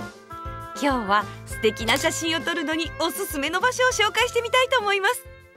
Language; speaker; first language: Japanese; native; Japanese